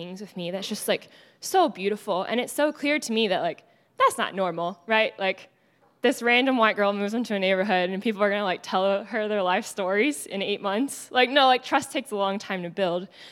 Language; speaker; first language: English; native; English